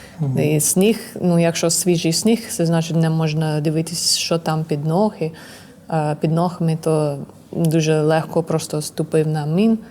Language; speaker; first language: Ukrainian; non-native, learner; English